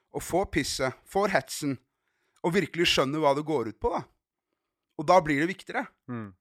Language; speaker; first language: Norwegian; native; Norwegian